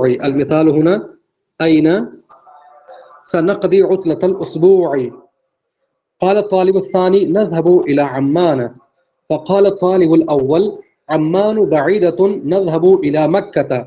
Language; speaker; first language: Arabic; non-native, fluent; Urdu